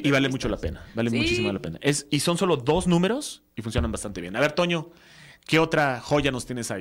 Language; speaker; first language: Spanish; native; Spanish